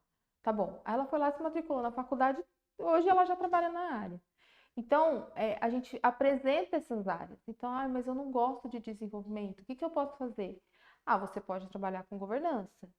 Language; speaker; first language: Portuguese; native; Portuguese